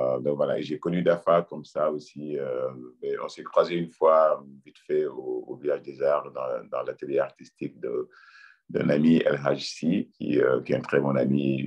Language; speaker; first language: French; non-native, local second language; Wolof